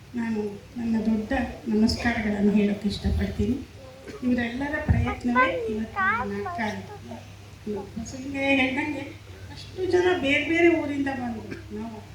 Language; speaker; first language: Kannada; native; Kannada